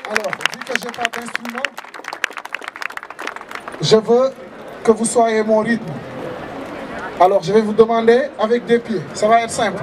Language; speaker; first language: French; non-native, local second language; Wolof